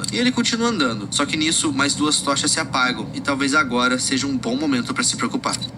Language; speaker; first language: Portuguese; native; Portuguese